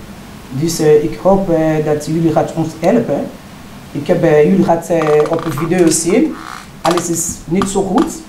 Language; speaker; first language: Dutch; non-native, learner; Lingala